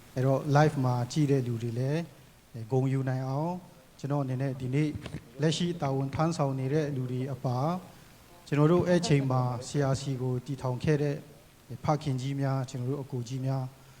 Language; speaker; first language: Burmese; non-native, local second language; Kachin